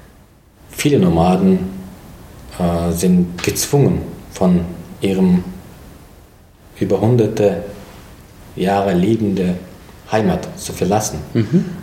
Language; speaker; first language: German; non-native, fluent; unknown